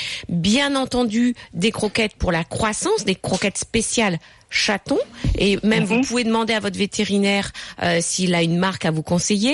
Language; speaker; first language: French; native; French